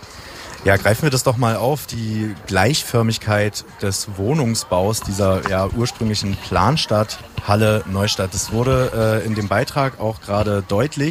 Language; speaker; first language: German; native; German